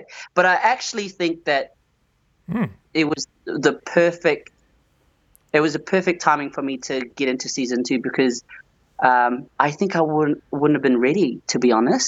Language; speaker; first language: English; native; English